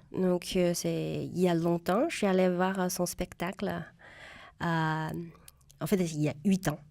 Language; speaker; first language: French; non-native, fluent; Chinese